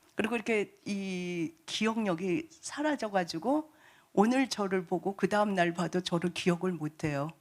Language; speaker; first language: Korean; native; Korean